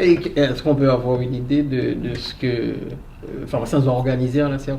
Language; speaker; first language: French; native; French